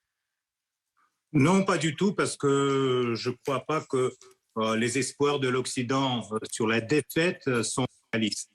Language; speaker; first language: French; non-native, fluent; Russian